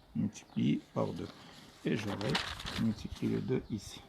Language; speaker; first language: French; non-native, local second language; Arabic